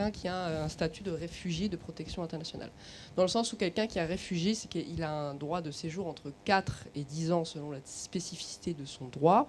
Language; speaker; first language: French; native; French